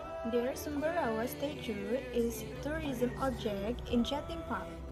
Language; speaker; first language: English; non-native, learner; Indonesian